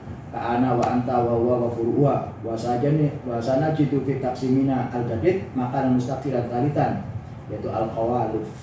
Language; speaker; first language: Arabic; non-native, fluent; Javanese